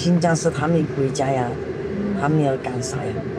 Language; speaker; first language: Chinese; native; Chinese